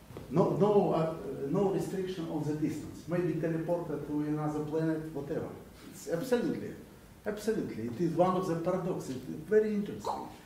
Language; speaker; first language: English; non-native, fluent; Russian